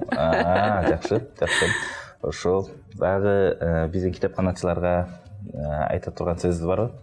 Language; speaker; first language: Kyrgyz; native; Kyrgyz